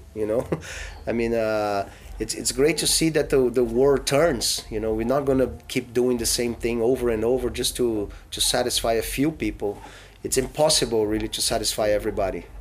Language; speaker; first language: English; non-native, fluent; Portuguese